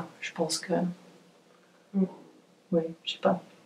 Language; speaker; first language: French; non-native, fluent; Dutch